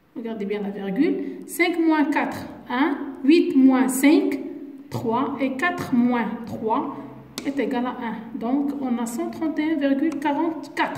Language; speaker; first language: French; non-native, local second language; Arabic